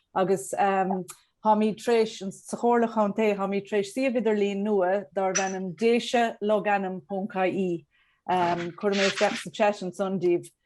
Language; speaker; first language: Irish; native; Irish